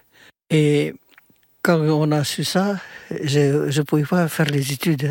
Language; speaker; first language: French; non-native, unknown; Indonesian